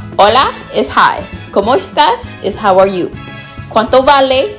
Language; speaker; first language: Spanish; non-native, learner; English